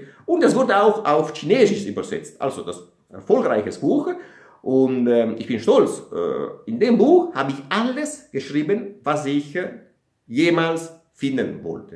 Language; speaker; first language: German; non-native, fluent; Italian